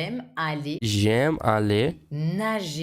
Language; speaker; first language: French; non-native, fluent; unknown